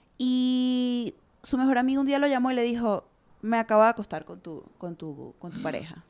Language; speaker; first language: Spanish; native; Spanish